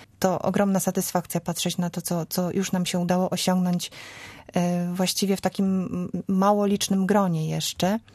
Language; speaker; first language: Polish; native; Polish